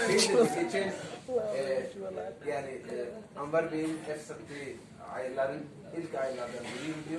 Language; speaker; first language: Turkish; non-native, fluent; Somali